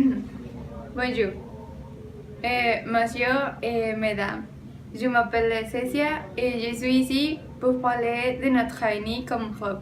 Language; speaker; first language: French; non-native, learner; Spanish